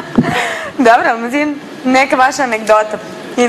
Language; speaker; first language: Croatian; native; Croatian